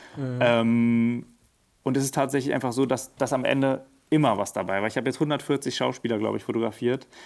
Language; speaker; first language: German; native; German